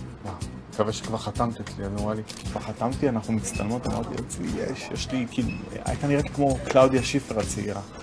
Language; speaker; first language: Hebrew; native; Hebrew